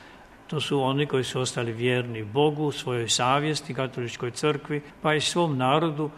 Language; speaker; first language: Croatian; native; Croatian